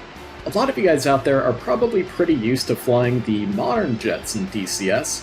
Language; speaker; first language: English; native; English